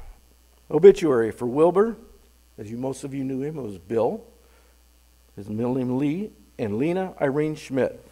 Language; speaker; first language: English; native; English